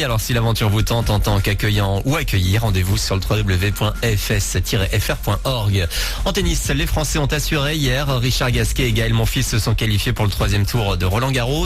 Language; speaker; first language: French; native; French